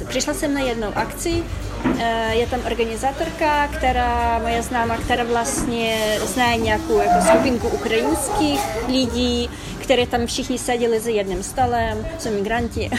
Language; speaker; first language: Czech; non-native, fluent; Ukrainian